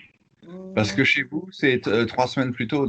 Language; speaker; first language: French; native; French